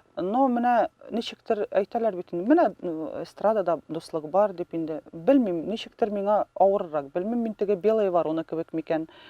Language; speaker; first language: Tatar; non-native, local second language; Russian